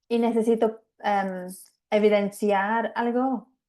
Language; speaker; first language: Spanish; non-native, fluent; English